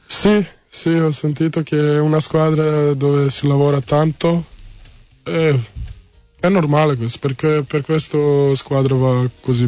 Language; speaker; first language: Italian; non-native, learner; Serbian